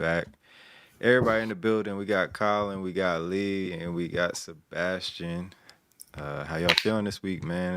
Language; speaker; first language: English; native; English